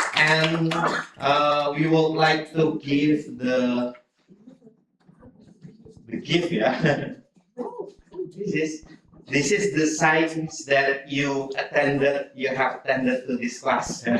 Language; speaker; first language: English; non-native, local second language; Indonesian